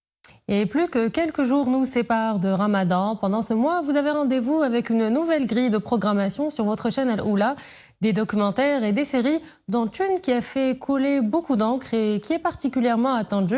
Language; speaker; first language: French; non-native, local second language; Arabic